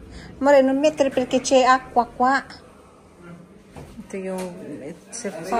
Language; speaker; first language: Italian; non-native, learner; Filipino